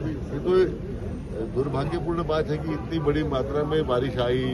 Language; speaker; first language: Hindi; non-native, local second language; Marathi